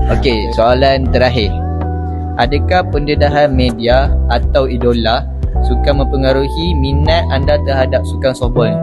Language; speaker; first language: Malay; native; Malay